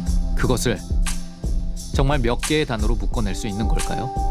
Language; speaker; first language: Korean; native; Korean